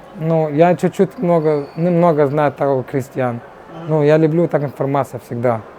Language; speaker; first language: Russian; non-native, learner; Arabic